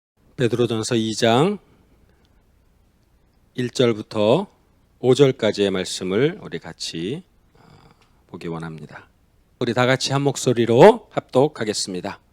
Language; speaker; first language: Korean; native; Korean